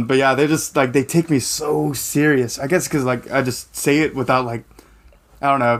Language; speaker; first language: English; native; English